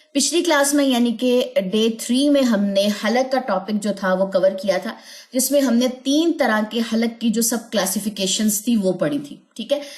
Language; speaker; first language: Urdu; native; Urdu